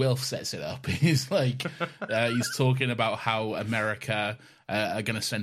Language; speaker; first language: English; native; English